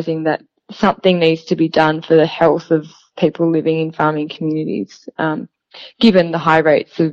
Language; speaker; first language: English; native; English